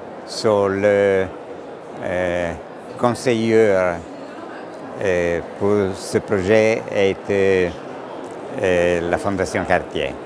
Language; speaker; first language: French; non-native, learner; Italian